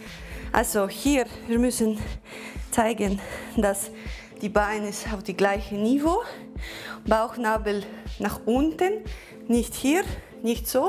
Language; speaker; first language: German; non-native, learner; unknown